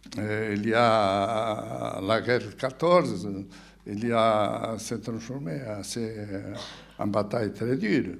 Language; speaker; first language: French; non-native, fluent; Portuguese